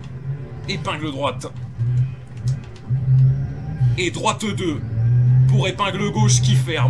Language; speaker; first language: French; native; French